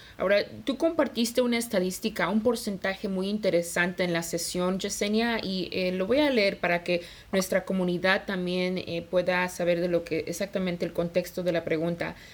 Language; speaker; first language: Spanish; early bilingual, heritage; Spanish